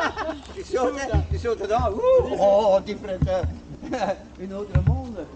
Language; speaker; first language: French; non-native, local second language; Dutch